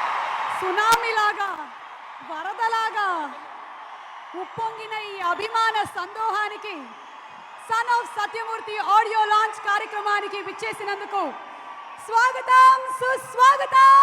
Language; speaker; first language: Telugu; native; Telugu